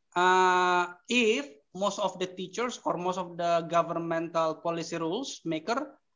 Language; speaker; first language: English; non-native, fluent; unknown